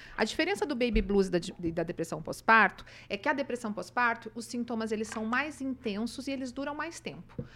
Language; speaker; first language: Portuguese; native; Portuguese